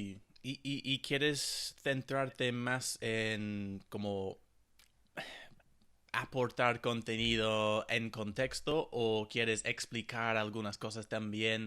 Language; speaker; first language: Spanish; non-native, fluent; English